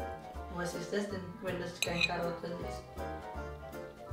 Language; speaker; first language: German; non-native, learner; Indonesian